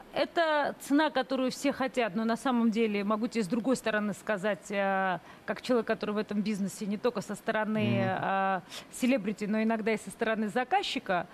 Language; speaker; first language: Russian; native; Russian